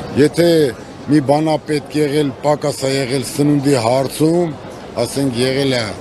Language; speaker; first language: Armenian; native; Armenian